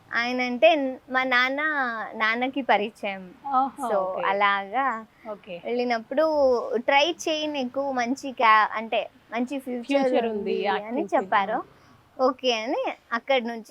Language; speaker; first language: Telugu; non-native, learner; Kannada